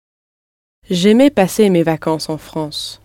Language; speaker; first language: French; non-native, learner; English